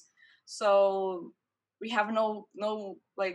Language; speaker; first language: English; non-native, fluent; Portuguese